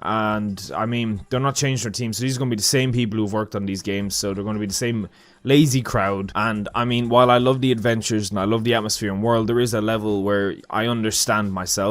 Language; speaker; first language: English; native; English